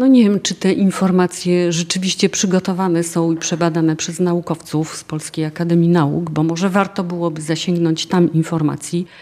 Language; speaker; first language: Polish; native; Polish